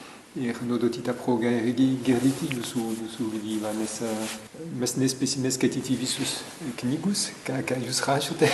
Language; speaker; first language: Lithuanian; non-native, learner; French